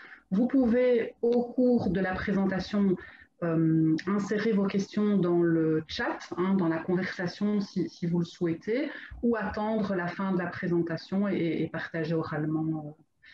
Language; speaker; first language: French; native; French